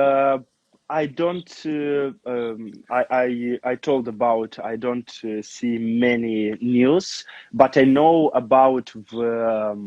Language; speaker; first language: English; non-native, learner; Romanian